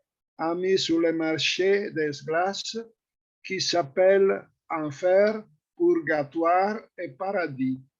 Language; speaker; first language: French; non-native, fluent; Italian